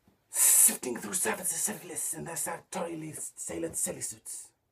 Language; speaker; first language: English; non-native, fluent; Icelandic